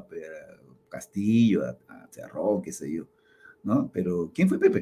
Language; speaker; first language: Spanish; native; Spanish